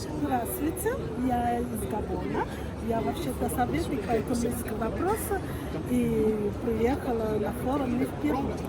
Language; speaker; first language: Russian; non-native, learner; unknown